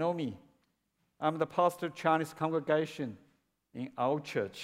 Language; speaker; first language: English; non-native, fluent; Chinese